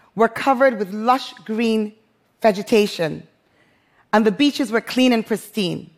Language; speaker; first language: English; non-native, local second language; Krio